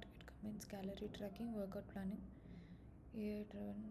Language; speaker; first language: English; non-native, local second language; Tamil